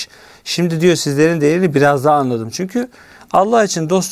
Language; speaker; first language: Turkish; native; Turkish